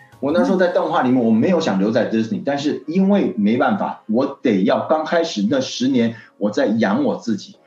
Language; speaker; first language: Chinese; native; Chinese